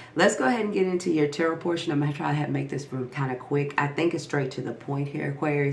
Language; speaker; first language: English; native; English